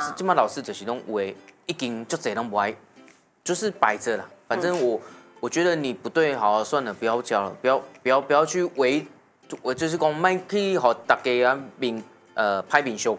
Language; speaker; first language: Chinese; non-native, local second language; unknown